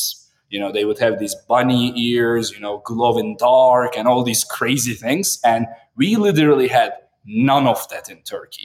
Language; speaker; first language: English; non-native, fluent; Turkish